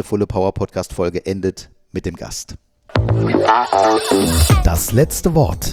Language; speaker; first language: German; native; German